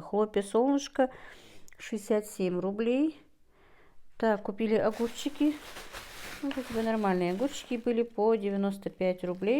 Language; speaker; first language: Russian; non-native, local second language; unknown